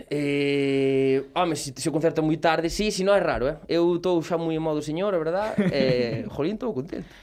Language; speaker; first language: Galician; non-native, local second language; Spanish